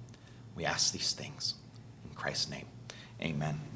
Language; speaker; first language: English; native; English